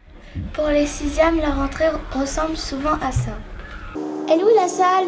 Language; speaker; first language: French; native; French